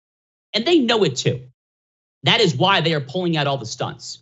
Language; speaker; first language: English; native; English